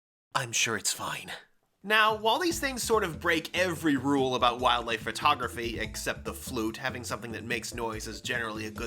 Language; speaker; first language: English; native; English